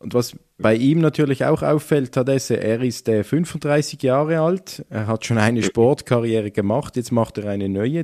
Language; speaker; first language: German; native; German